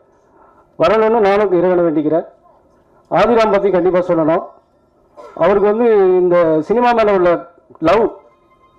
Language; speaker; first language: Tamil; native; Tamil